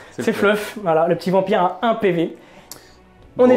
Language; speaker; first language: French; native; French